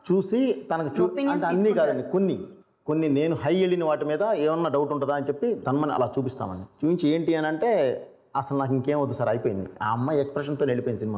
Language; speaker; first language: Telugu; native; Telugu